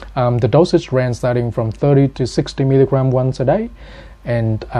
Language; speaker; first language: English; non-native, fluent; Vietnamese